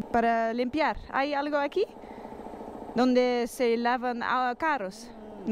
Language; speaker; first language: Spanish; non-native, learner; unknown